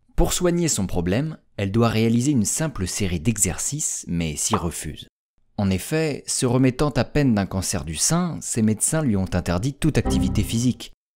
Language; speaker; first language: French; native; French